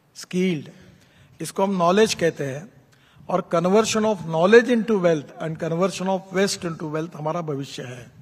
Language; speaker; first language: Hindi; non-native, local second language; Marathi